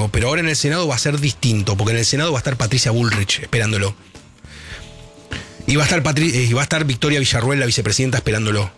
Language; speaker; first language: Spanish; native; Spanish